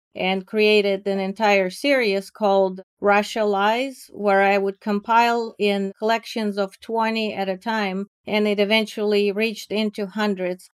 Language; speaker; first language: English; non-native, fluent; Ukrainian